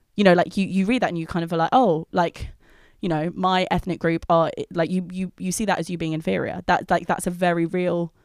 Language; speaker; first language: English; native; English